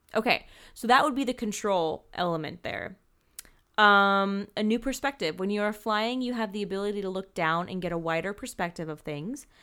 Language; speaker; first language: English; native; English